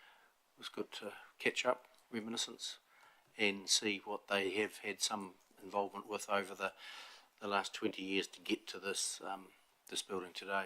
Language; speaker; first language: English; native; English